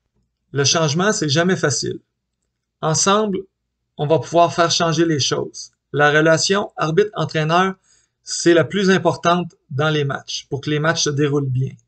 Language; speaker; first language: French; native; French